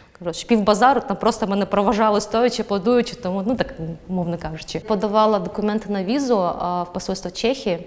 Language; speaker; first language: Ukrainian; non-native, fluent; Kazakh